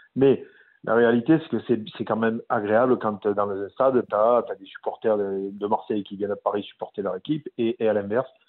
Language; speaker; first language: French; native; French